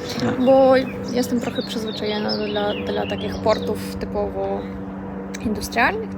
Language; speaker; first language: Polish; non-native, learner; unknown